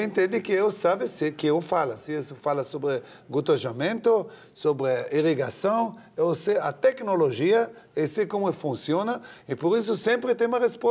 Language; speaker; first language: Portuguese; non-native, learner; Hebrew